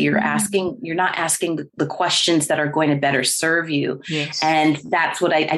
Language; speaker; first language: English; native; English